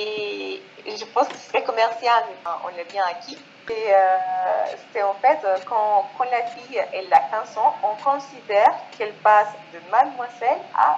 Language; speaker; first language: French; non-native, fluent; Spanish